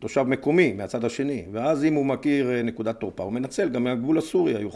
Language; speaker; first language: Hebrew; native; Hebrew